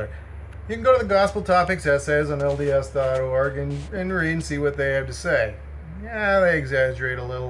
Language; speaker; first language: English; native; English